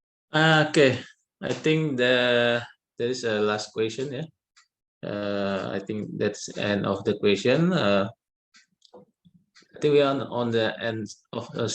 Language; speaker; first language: English; non-native, learner; Indonesian